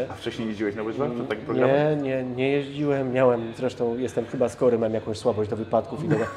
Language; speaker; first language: Polish; early bilingual, other home language; Spanish